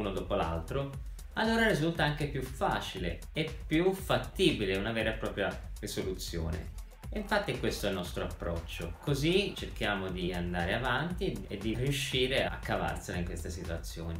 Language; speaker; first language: Italian; native; Italian